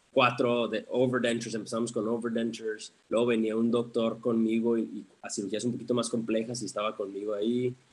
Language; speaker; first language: Spanish; early bilingual, heritage; Spanish